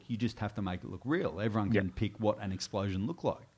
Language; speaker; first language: English; native; English